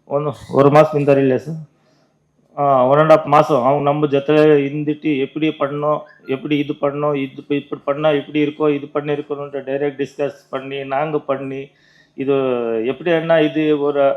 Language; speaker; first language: Tamil; non-native, learner; Kannada